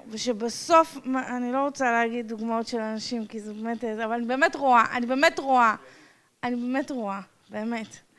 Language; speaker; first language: Hebrew; non-native, fluent; English